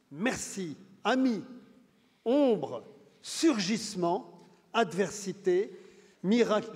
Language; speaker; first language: French; native; French